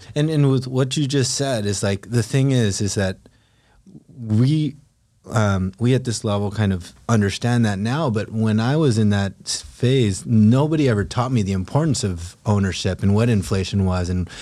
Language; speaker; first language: English; non-native, local second language; Filipino